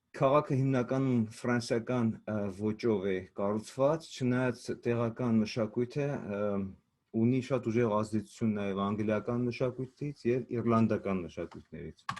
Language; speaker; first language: Armenian; native; Armenian